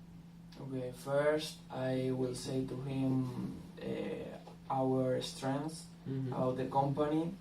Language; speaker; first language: English; non-native, learner; Spanish